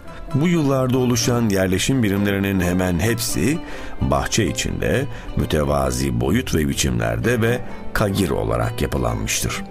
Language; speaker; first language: Turkish; native; Turkish